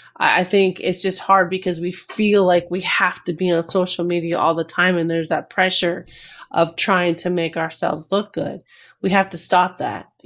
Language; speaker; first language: English; native; English